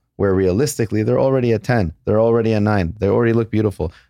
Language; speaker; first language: English; native; English